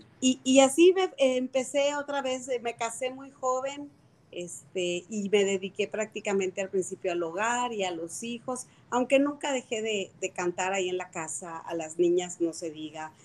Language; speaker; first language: Spanish; native; Spanish